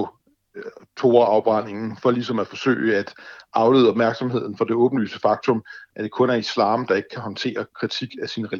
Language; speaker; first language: Danish; native; Danish